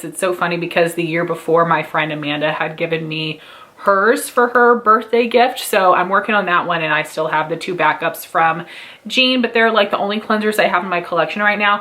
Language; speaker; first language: English; native; English